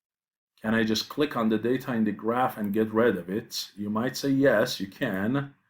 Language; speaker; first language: English; non-native, fluent; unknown